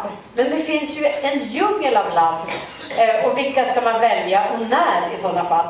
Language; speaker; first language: Swedish; native; Swedish